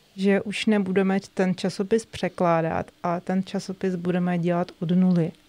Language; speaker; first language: Czech; non-native, fluent; Russian